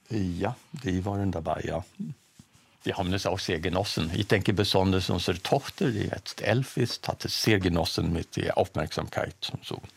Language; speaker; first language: German; non-native, fluent; Swedish